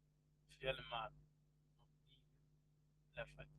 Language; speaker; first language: Arabic; non-native, fluent; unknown